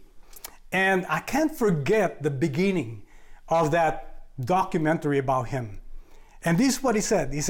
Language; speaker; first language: English; non-native, local second language; Filipino